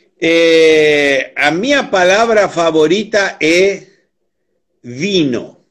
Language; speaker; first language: Portuguese; non-native, learner; Spanish